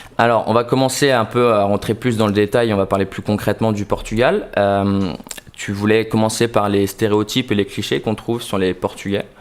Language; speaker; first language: French; native; French